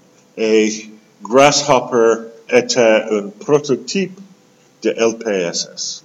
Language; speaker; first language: French; non-native, local second language; English